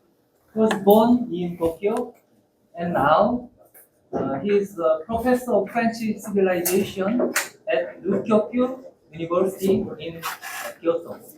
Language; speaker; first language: English; non-native, learner; Korean